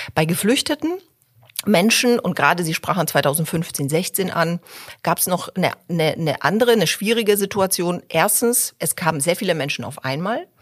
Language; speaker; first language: German; early bilingual, other home language; Polish